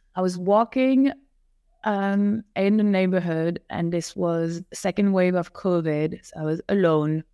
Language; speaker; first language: English; non-native, fluent; French